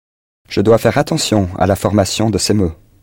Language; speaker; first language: French; non-native, learner; English